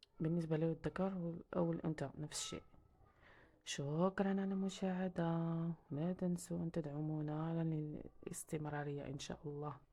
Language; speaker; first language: Arabic; native; Arabic